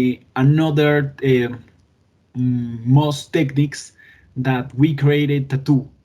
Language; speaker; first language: English; non-native, learner; Spanish